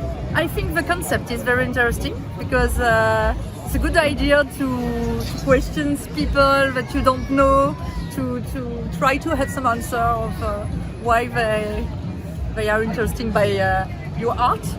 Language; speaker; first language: English; non-native, learner; French